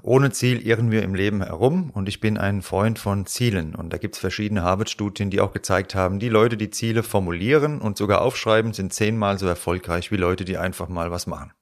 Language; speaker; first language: German; native; German